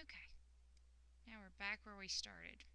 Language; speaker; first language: English; native; English